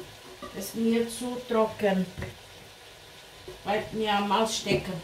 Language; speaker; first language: German; non-native, fluent; Portuguese